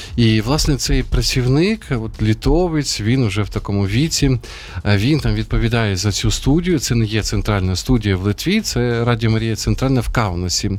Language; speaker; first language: Ukrainian; native; Ukrainian